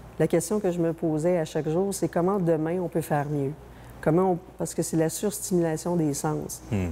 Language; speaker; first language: French; native; French